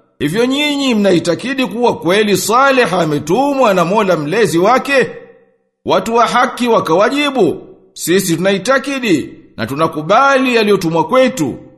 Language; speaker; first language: Swahili; native; Swahili